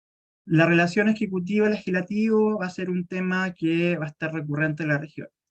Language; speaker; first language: Spanish; native; Spanish